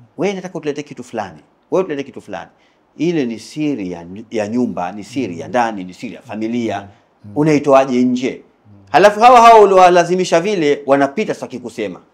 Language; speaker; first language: Swahili; native; Swahili